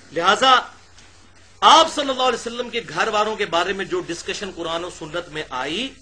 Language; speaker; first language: Urdu; non-native, local second language; Punjabi